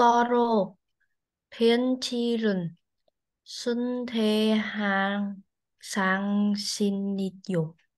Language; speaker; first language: Korean; non-native, learner; Vietnamese